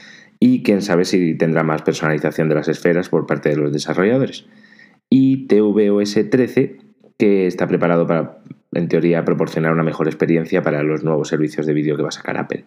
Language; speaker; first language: Spanish; native; Spanish